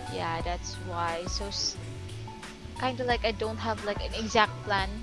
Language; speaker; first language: English; non-native, local second language; Filipino